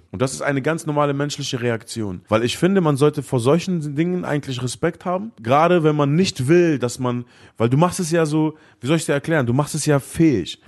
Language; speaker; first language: German; early bilingual, other home language; Arabic